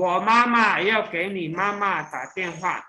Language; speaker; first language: Chinese; non-native, fluent; Indonesian